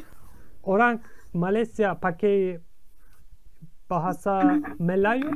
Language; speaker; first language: Indonesian; non-native, learner; Turkish